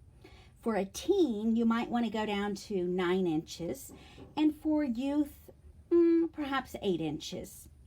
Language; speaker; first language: English; native; English